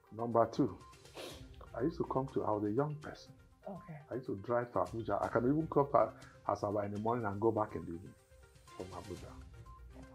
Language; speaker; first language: English; non-native, local second language; Igbo